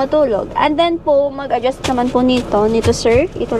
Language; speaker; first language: Filipino; non-native, local second language; Hiligaynon